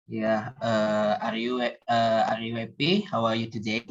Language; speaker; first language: English; non-native, learner; Indonesian